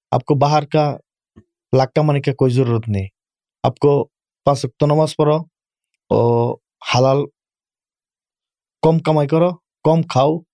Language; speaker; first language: Urdu; non-native, learner; Bangla